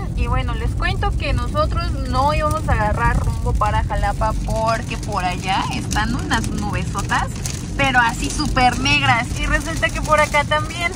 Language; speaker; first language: Spanish; native; Spanish